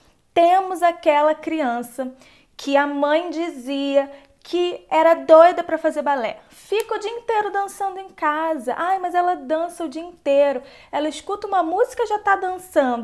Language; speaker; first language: Portuguese; native; Portuguese